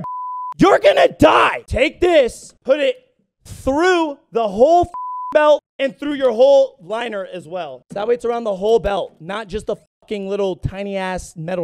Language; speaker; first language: English; native; English